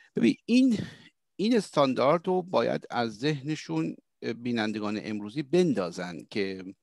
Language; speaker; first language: Persian; early bilingual, heritage; Persian